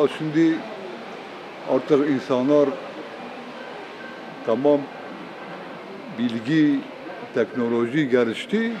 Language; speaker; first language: Turkish; non-native, local second language; Kurdish